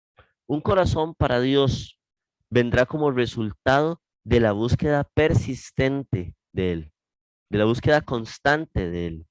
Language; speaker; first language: Spanish; native; Spanish